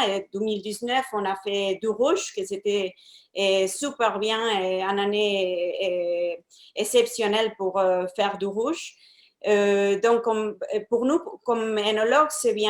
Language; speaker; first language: French; non-native, fluent; Spanish